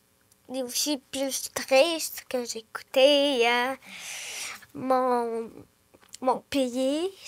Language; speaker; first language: French; early bilingual, other home language; Ukrainian